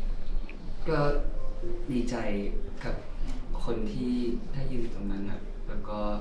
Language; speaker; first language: Thai; native; Thai